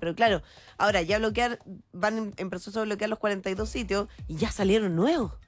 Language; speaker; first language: Spanish; native; Spanish